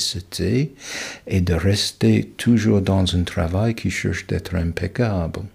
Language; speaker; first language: French; non-native, fluent; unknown